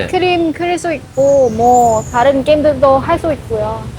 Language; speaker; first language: Korean; non-native, learner; Vietnamese